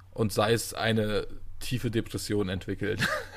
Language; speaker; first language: German; native; German